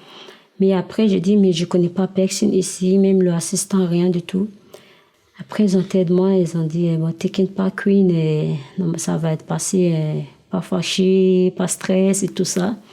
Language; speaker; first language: French; non-native, learner; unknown